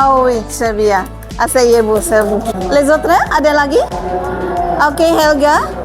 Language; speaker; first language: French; non-native, learner; Indonesian